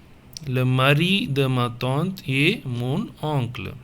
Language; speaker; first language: French; non-native, fluent; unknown